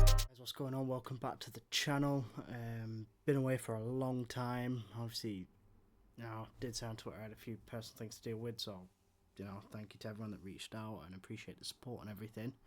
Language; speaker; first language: English; native; English